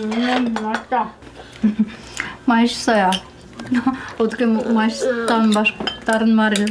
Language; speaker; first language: Korean; non-native, learner; Kyrgyz